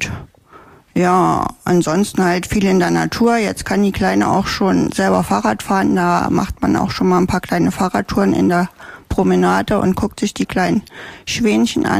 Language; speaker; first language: German; native; German